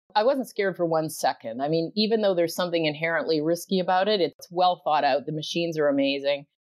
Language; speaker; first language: English; native; English